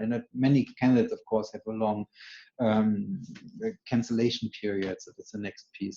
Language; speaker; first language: English; non-native, fluent; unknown